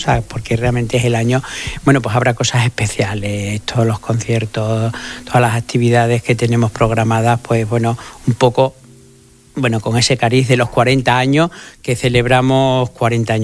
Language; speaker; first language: Spanish; native; Spanish